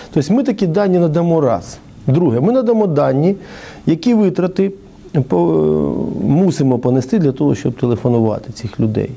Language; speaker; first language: Ukrainian; native; Ukrainian